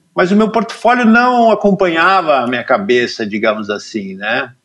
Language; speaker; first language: Portuguese; native; Portuguese